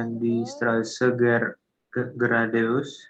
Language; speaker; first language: German; non-native, learner; Indonesian